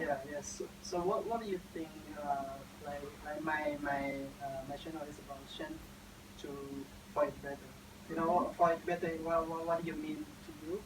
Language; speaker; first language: English; non-native, learner; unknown